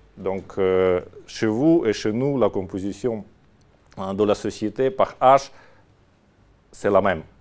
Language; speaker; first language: French; non-native, fluent; Russian